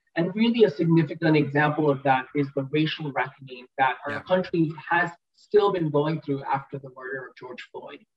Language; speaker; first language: English; native; English